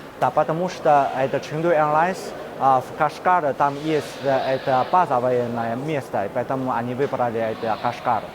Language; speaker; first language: Russian; non-native, learner; Chinese